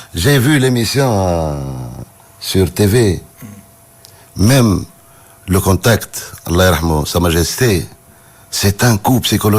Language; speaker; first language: French; non-native, local second language; Arabic